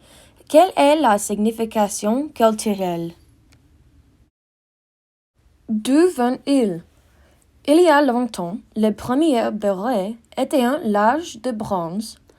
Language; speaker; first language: French; non-native, learner; English